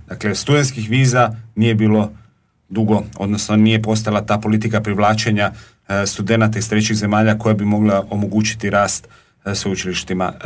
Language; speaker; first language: Croatian; native; Croatian